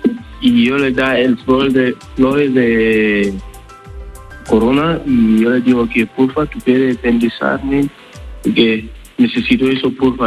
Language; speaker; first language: Spanish; non-native, learner; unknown